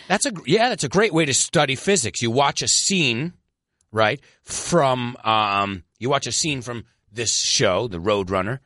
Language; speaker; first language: English; native; English